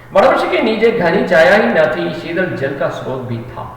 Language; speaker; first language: Hindi; non-native, local second language; Malayalam